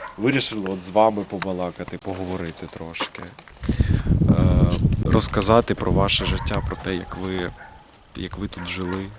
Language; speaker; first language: Ukrainian; non-native, local second language; Russian